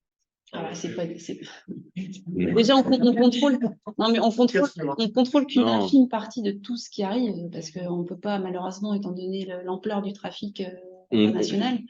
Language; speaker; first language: French; native; French